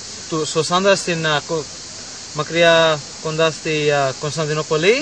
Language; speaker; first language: Greek; non-native, learner; English